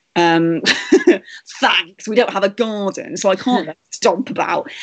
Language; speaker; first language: English; native; English